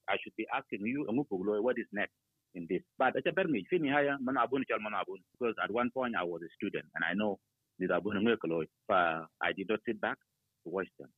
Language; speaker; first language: English; non-native, fluent; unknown